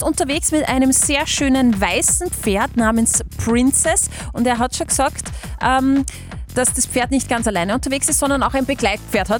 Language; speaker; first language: German; native; German